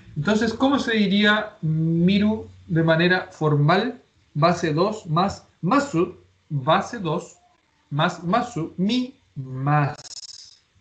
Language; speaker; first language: Spanish; native; Spanish